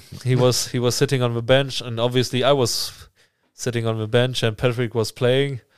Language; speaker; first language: English; non-native, fluent; German